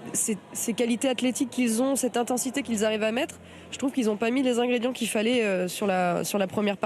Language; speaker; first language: French; native; French